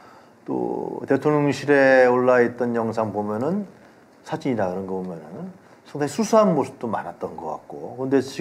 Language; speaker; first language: Korean; native; Korean